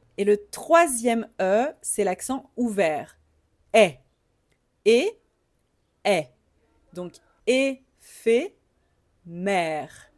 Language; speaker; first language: French; native; French